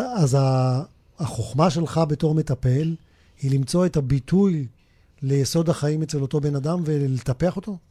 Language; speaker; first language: Hebrew; native; Hebrew